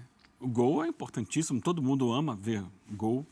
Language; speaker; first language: Portuguese; native; Portuguese